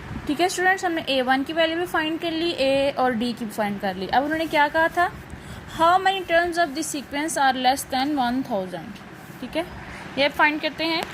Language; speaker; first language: Hindi; non-native, local second language; Punjabi